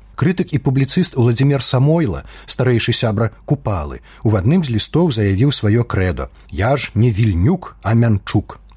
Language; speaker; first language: Belarusian; native; Belarusian